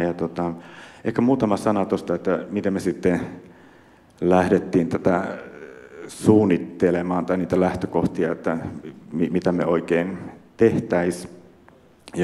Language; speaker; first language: Finnish; native; Finnish